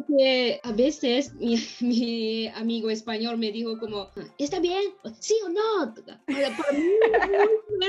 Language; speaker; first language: Spanish; non-native, learner; Japanese